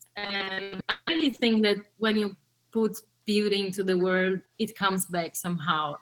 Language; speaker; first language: English; early bilingual, other home language; Portuguese